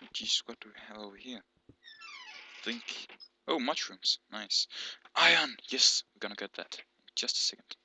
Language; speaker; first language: English; non-native, learner; Danish